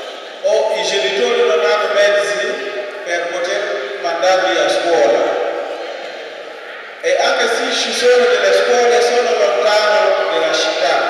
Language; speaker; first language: Italian; non-native, fluent; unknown